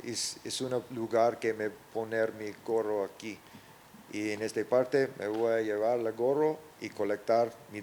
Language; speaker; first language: Spanish; non-native, learner; English